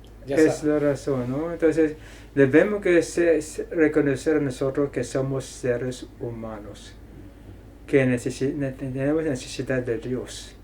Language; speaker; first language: Spanish; non-native, fluent; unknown